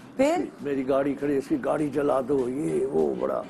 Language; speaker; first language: Urdu; native; Urdu